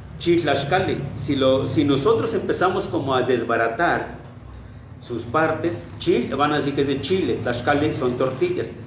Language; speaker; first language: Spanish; non-native, local second language; Nahuatl languages